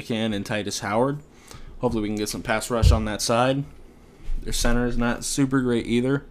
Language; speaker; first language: English; native; English